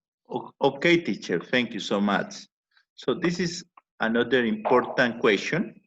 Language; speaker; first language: English; non-native, learner; Spanish